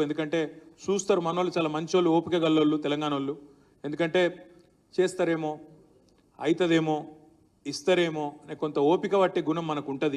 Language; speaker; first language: Telugu; native; Telugu